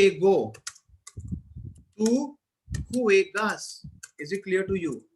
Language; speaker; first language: Spanish; non-native, fluent; Hindi